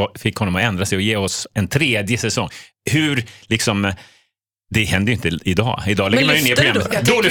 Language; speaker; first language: Swedish; native; Swedish